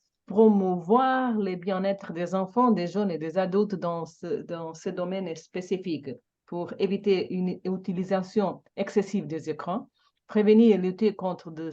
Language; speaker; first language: French; non-native, fluent; Portuguese